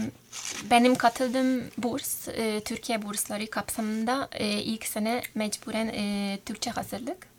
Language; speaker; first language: Turkish; non-native, fluent; Hungarian